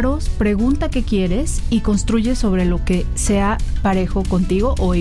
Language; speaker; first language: Spanish; native; Spanish